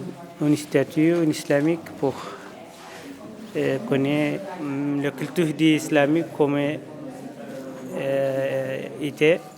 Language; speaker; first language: French; non-native, learner; Amharic